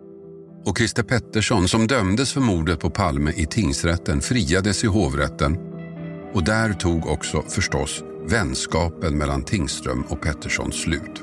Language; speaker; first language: Swedish; native; Swedish